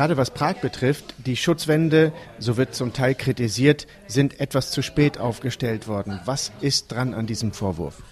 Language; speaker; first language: German; native; German